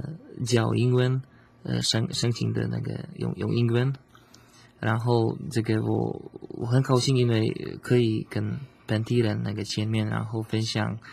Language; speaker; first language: Chinese; non-native, learner; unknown